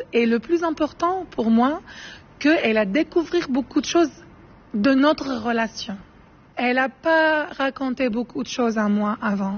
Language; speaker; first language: French; non-native, fluent; Arabic